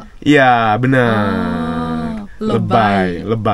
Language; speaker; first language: Indonesian; native; Indonesian